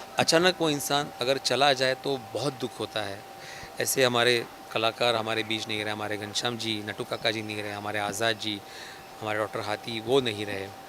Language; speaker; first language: Hindi; non-native, local second language; Marathi